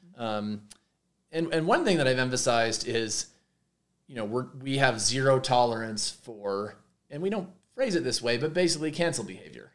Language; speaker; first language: English; native; English